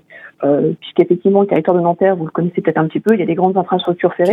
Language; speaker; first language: French; native; French